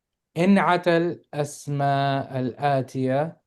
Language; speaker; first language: Arabic; non-native, fluent; English